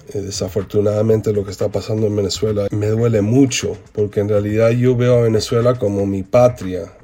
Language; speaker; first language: Spanish; native; Spanish